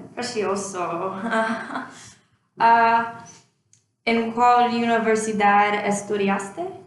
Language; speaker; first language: Spanish; non-native, learner; English